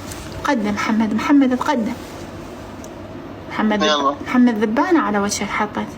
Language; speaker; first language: Arabic; native; Arabic